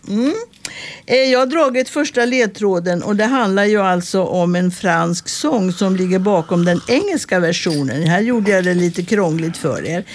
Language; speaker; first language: Swedish; native; Swedish